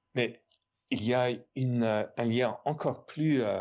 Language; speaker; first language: French; non-native, fluent; English